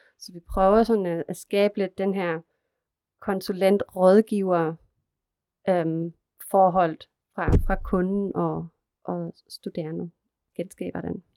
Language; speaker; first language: Danish; non-native, fluent; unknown